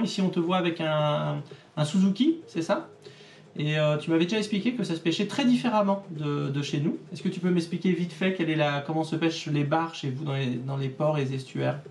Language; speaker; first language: French; native; French